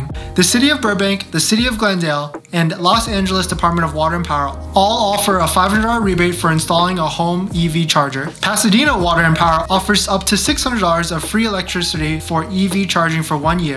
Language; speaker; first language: English; native; English